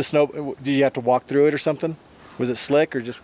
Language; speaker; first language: English; native; English